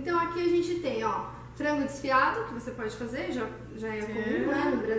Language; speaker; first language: Portuguese; native; Portuguese